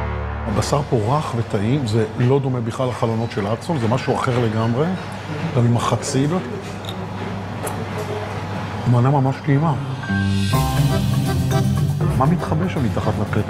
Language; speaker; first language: Hebrew; native; Hebrew